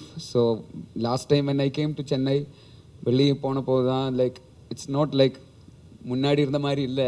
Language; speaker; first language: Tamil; non-native, learner; Malayalam